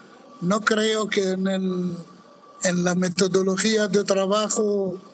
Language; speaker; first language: Spanish; non-native, fluent; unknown